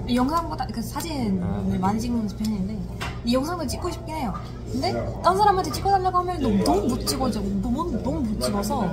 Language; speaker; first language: Korean; non-native, fluent; Turkish